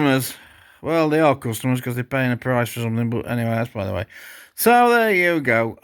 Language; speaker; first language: English; native; English